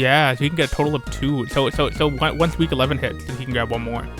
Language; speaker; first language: English; native; English